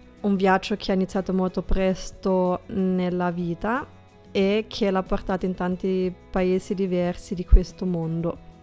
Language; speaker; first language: Italian; non-native, fluent; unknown